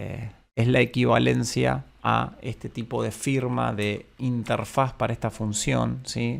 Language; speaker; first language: Spanish; native; Spanish